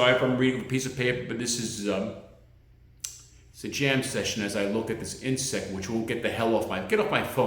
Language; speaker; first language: English; native; English